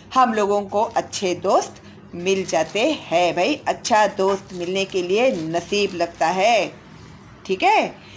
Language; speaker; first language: Hindi; non-native, local second language; Marathi